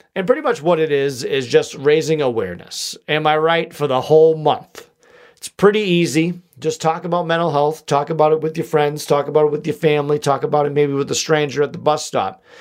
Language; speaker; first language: English; native; English